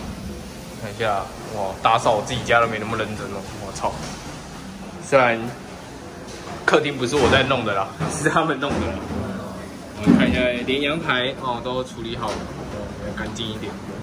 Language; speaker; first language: Chinese; native; Chinese